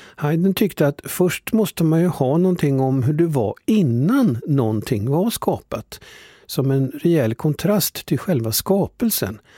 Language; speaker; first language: Swedish; native; Swedish